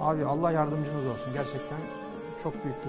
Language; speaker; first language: Turkish; native; Turkish